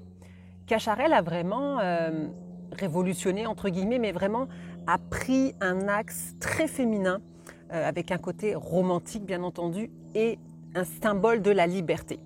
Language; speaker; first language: French; native; French